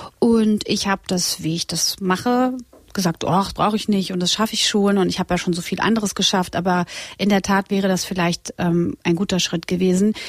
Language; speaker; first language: German; early bilingual, other home language; Croatian